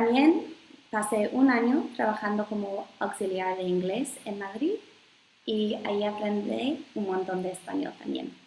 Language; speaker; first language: Spanish; non-native, fluent; English